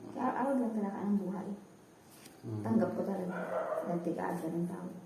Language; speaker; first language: Filipino; non-native, local second language; Bikol